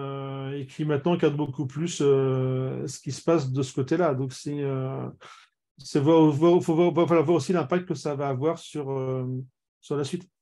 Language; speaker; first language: French; native; French